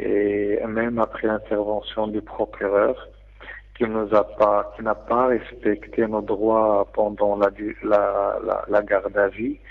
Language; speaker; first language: French; non-native, local second language; Arabic